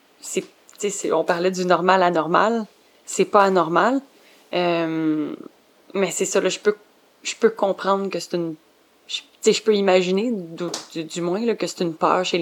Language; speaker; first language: French; native; French